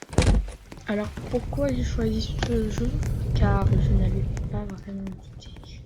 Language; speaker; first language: French; native; French